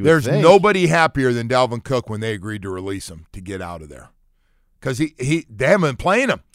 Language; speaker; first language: English; native; English